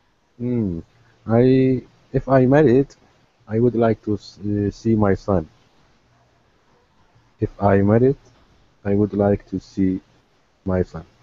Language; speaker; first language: English; non-native, learner; Arabic